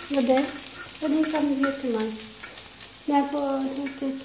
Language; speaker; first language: Danish; non-native, learner; Filipino